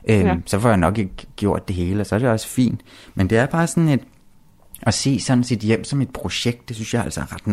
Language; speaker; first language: Danish; native; Danish